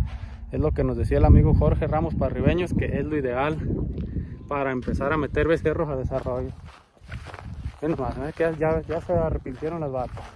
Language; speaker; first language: Spanish; native; Spanish